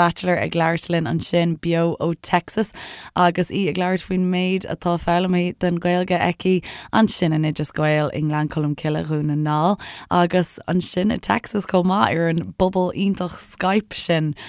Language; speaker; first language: Irish; native; Irish